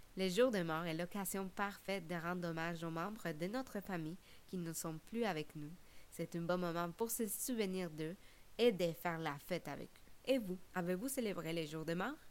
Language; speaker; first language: French; non-native, fluent; Spanish